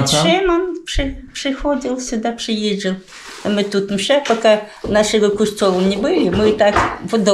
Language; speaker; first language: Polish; early bilingual, heritage; Polish